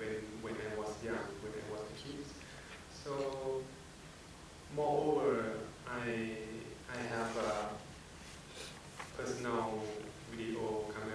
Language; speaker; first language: English; non-native, fluent; Thai